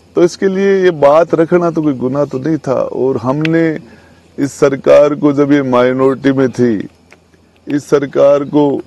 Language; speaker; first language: Hindi; native; Hindi